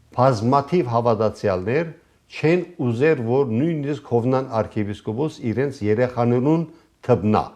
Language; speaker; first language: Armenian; native; Armenian